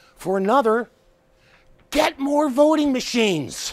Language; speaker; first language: English; native; English